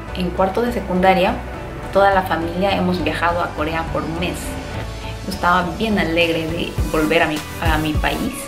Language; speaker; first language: Spanish; early bilingual, heritage; Korean